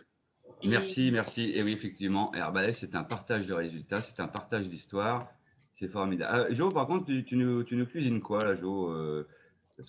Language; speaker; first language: French; native; French